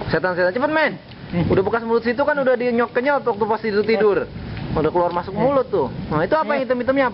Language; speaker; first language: Indonesian; native; Indonesian